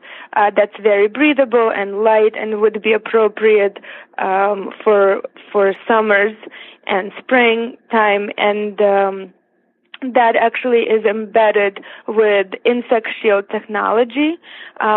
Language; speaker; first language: English; non-native, fluent; Russian